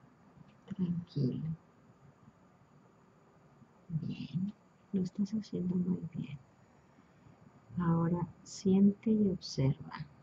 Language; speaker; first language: Spanish; native; Spanish